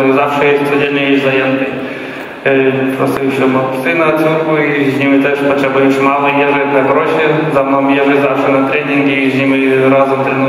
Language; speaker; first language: Polish; non-native, learner; Russian